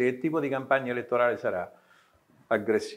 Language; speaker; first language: Italian; native; Italian